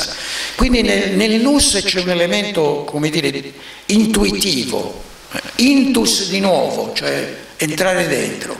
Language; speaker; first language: Italian; native; Italian